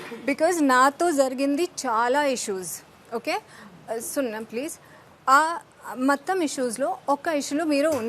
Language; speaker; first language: Telugu; non-native, learner; Hindi